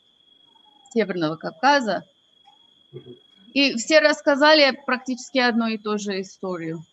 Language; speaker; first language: Russian; non-native, fluent; English